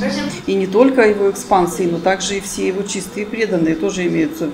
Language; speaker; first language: Russian; native; Russian